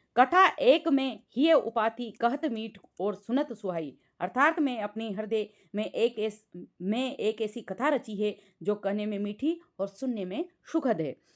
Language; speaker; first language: Hindi; native; Hindi